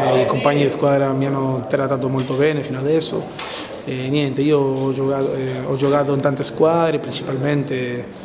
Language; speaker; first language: Italian; non-native, fluent; Spanish